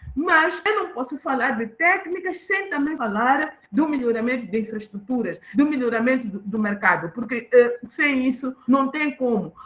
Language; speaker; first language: Portuguese; non-native, local second language; Tsonga